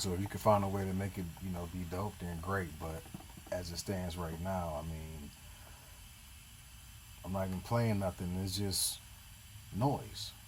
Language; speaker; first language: English; native; English